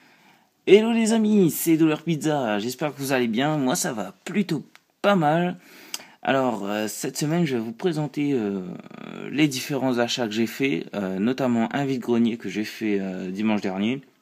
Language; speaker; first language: French; native; French